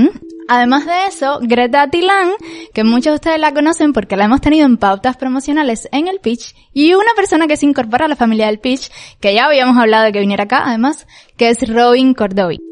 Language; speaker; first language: Spanish; native; Spanish